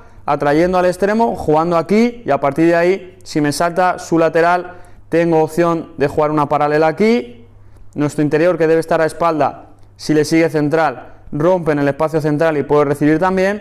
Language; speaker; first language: Spanish; native; Spanish